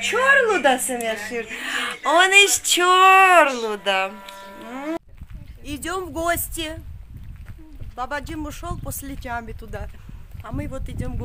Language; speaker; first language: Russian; native; Russian